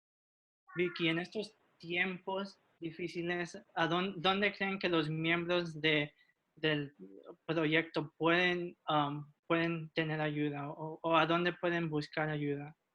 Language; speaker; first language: Spanish; early bilingual, heritage; Spanish